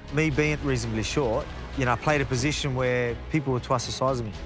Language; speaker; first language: English; native; English